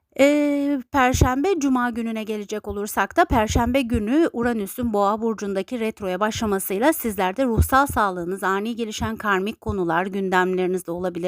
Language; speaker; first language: Turkish; native; Turkish